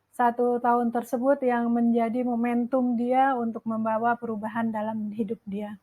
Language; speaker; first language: Indonesian; native; Indonesian